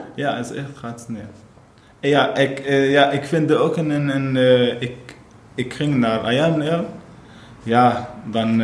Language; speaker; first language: Dutch; non-native, learner; Arabic